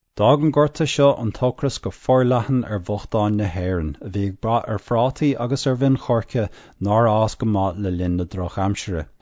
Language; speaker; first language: Irish; non-native, local second language; English